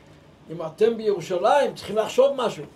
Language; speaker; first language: Hebrew; non-native, local second language; Yiddish